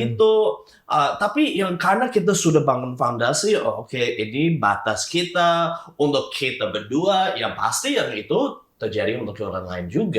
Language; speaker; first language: Indonesian; non-native, fluent; English